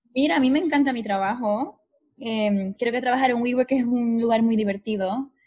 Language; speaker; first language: Spanish; native; Spanish